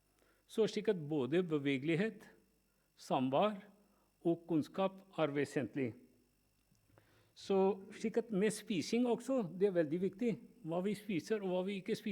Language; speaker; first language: Norwegian; non-native, fluent; Punjabi